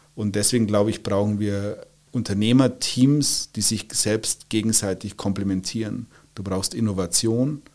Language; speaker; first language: German; native; German